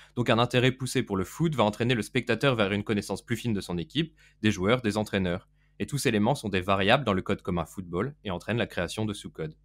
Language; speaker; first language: French; native; French